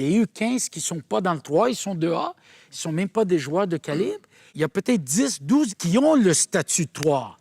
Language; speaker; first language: French; native; French